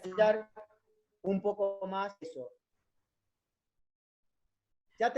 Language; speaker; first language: Spanish; native; Spanish